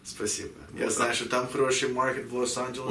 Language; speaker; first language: Russian; early bilingual, heritage; Russian